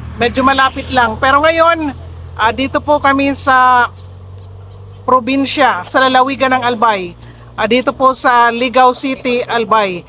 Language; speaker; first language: Filipino; non-native, local second language; Bikol